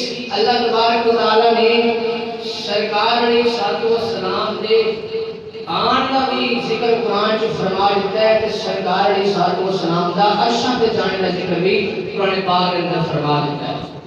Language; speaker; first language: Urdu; non-native, local second language; Punjabi